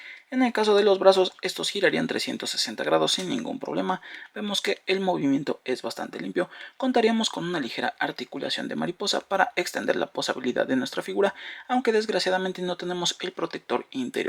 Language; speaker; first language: Spanish; native; Spanish